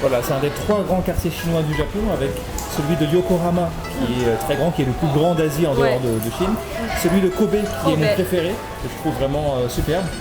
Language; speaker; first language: French; native; French